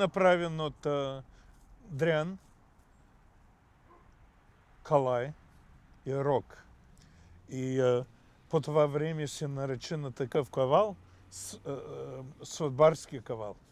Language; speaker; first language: Bulgarian; non-native, fluent; English